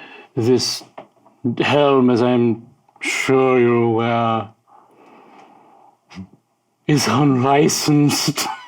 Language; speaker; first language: English; native; English